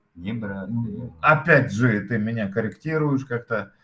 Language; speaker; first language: Russian; native; Russian